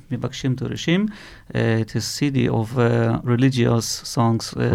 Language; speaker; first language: English; non-native, learner; Russian